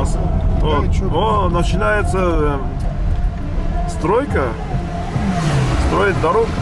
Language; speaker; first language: Russian; non-native, learner; Armenian